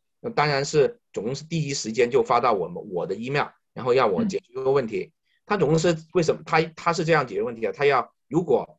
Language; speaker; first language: Chinese; native; Chinese